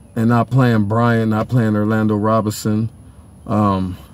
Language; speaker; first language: English; native; English